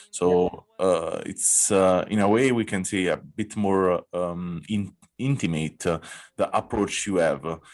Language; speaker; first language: English; non-native, fluent; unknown